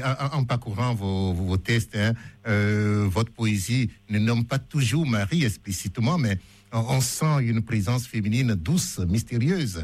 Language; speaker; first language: French; native; French